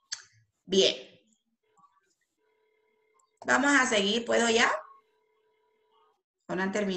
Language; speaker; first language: Spanish; native; Spanish